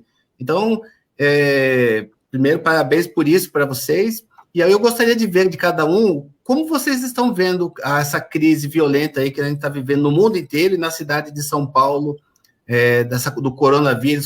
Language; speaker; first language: Portuguese; native; Portuguese